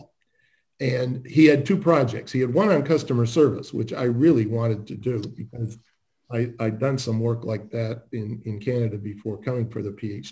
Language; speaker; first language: English; native; English